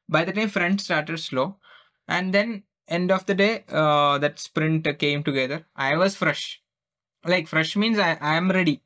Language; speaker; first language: English; non-native, local second language; Malayalam